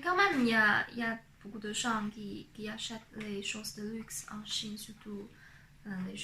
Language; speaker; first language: French; non-native, fluent; Chinese